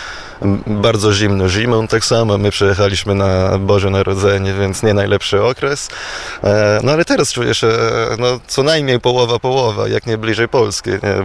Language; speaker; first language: Polish; non-native, fluent; Italian